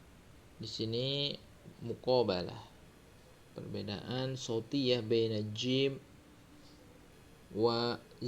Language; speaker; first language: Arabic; non-native, fluent; Indonesian